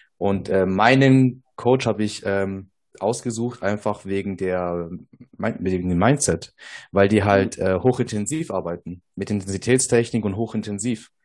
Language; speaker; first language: German; native; German